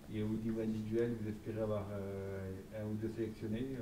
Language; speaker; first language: French; native; French